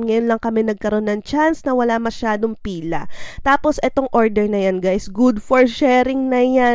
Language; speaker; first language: Filipino; native; Filipino